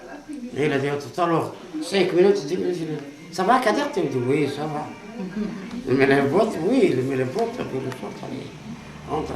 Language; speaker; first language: French; non-native, learner; Arabic